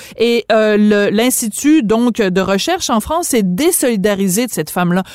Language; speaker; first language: French; native; French